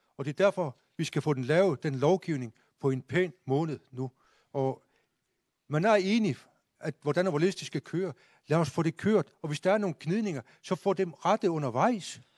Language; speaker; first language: Danish; non-native, local second language; Kalaallisut